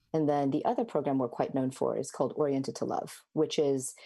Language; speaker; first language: English; native; English